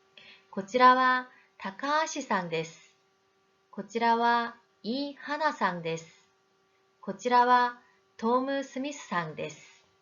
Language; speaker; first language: Japanese; non-native, fluent; Korean